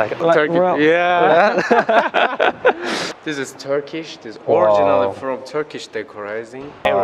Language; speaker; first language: English; non-native, learner; Turkish